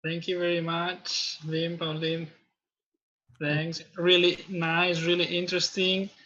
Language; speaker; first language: English; non-native, fluent; Catalan